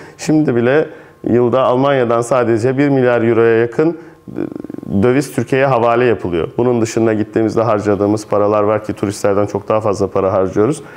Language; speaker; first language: Turkish; native; Turkish